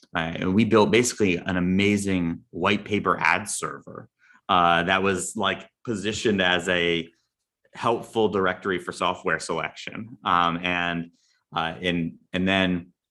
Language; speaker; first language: English; native; English